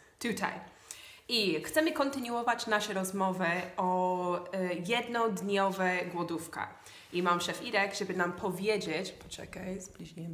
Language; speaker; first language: Polish; non-native, fluent; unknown